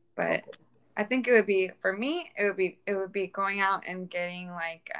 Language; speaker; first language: English; early bilingual, other home language; Spanish